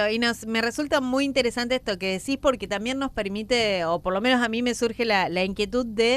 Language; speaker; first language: Spanish; native; Spanish